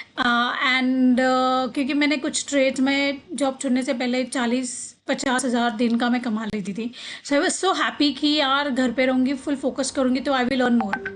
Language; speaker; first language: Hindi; non-native, local second language; Marathi